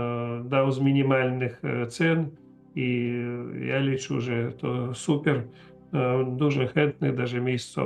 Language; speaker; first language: Polish; non-native, learner; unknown